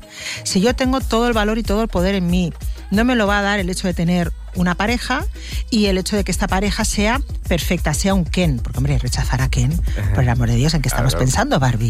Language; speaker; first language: Spanish; native; Spanish